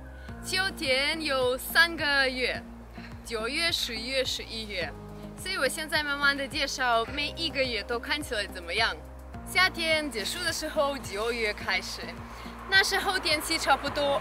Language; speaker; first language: Chinese; non-native, fluent; Russian